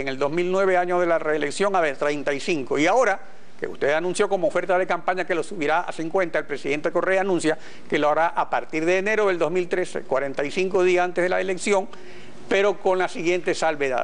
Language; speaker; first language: Spanish; native; Spanish